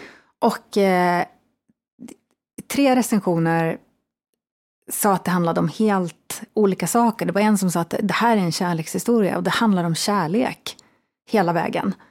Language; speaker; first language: Swedish; native; Swedish